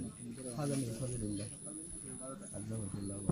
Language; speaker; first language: Arabic; non-native, fluent; Rohingya